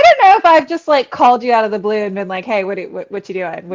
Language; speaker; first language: English; native; English